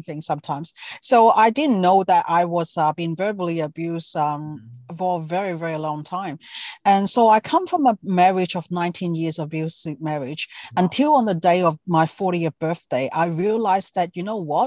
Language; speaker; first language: English; non-native, local second language; Cantonese